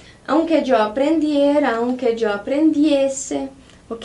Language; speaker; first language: Spanish; non-native, fluent; Portuguese